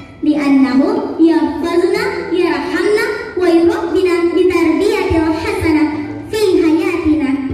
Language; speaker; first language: Arabic; non-native, learner; Indonesian